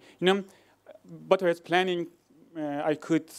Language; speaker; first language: English; non-native, fluent; Persian